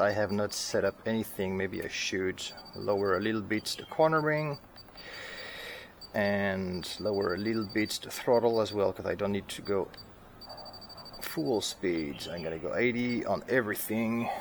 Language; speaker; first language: English; non-native, fluent; French